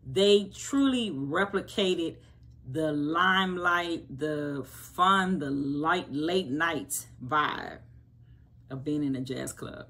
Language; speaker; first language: English; native; English